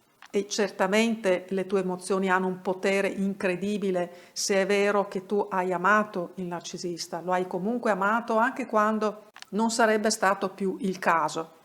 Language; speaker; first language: Italian; native; Italian